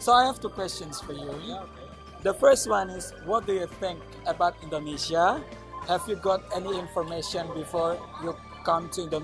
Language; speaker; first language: English; non-native, fluent; Indonesian